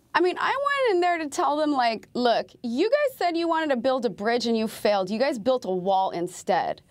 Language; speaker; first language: English; native; English